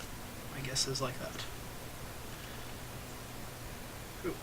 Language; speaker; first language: English; native; English